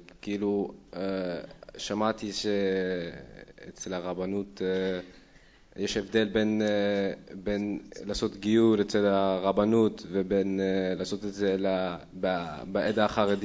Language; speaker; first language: Hebrew; non-native, learner; Dutch